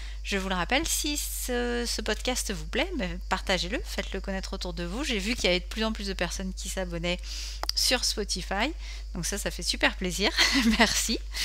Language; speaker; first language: French; native; French